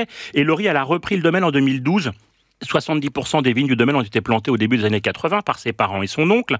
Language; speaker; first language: French; native; French